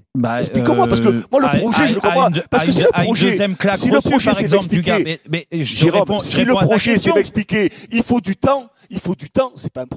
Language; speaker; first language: French; native; French